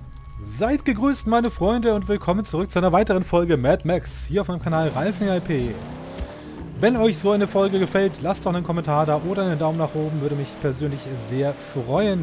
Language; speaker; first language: German; native; German